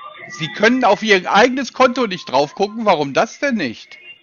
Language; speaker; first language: German; native; German